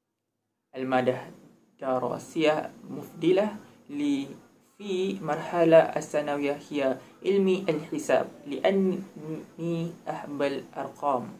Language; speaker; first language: Arabic; non-native, learner; Malay